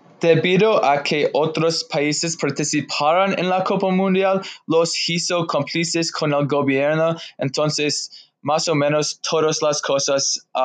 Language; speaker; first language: Spanish; non-native, learner; English